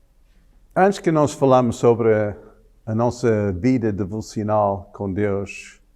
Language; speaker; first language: Portuguese; non-native, fluent; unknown